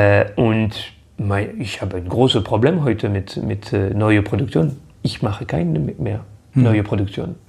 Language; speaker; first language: German; non-native, fluent; French